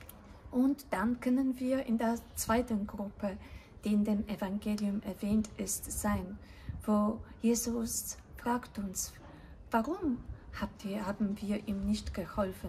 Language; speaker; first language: German; non-native, fluent; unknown